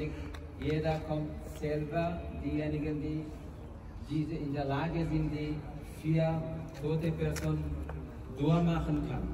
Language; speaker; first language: German; non-native, learner; Bangla